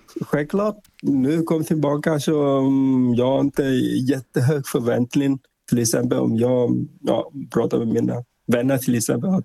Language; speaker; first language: Swedish; non-native, fluent; Vietnamese